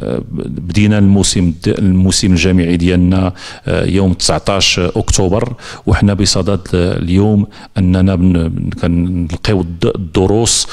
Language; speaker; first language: Arabic; native; Arabic